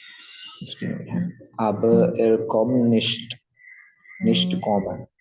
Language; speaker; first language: German; non-native, learner; Malayalam